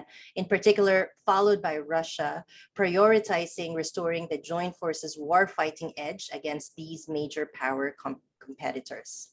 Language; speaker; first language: English; non-native, local second language; Filipino